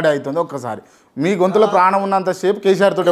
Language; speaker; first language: Telugu; native; Telugu